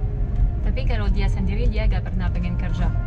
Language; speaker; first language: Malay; non-native, fluent; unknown